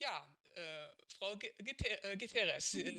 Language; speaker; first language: German; native; German